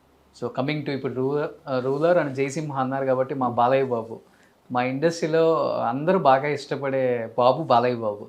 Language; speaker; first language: Telugu; native; Telugu